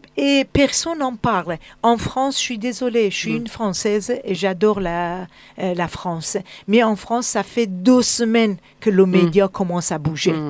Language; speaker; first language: French; non-native, fluent; Persian